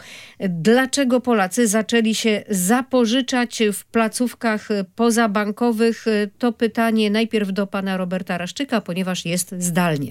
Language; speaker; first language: Polish; native; Polish